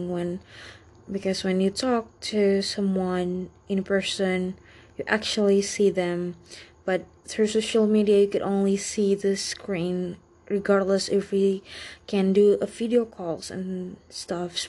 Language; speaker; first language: English; non-native, fluent; Indonesian